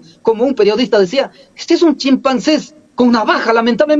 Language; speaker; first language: Spanish; native; Spanish